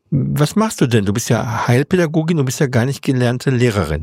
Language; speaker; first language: German; native; German